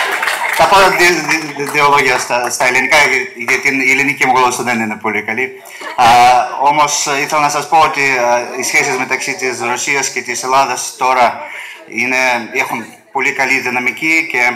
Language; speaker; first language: Greek; non-native, learner; Russian